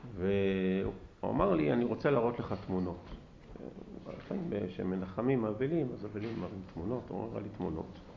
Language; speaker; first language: Hebrew; native; Hebrew